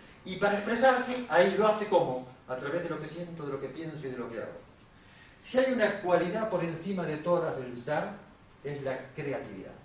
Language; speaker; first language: Spanish; native; Spanish